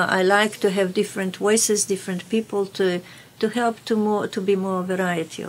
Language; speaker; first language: English; non-native, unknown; Slovenian